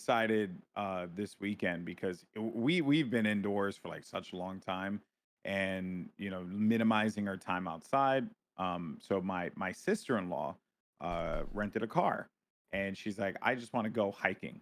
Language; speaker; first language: English; native; English